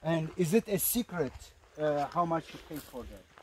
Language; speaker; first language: English; non-native, fluent; Turkish